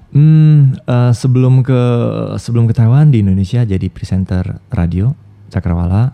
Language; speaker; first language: Indonesian; native; Indonesian